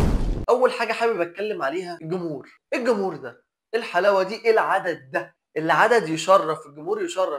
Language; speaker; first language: Arabic; native; Arabic